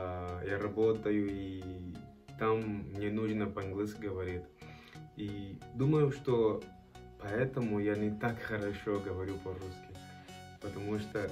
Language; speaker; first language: Russian; non-native, learner; Portuguese